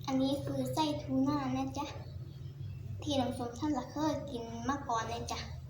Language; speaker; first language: Thai; native; Thai